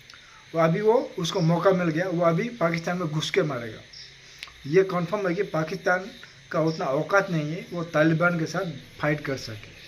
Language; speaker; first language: Hindi; non-native, local second language; Odia